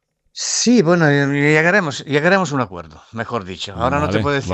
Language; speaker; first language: Spanish; non-native, fluent; Serbian